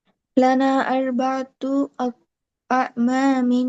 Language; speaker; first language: Arabic; non-native, learner; Bangla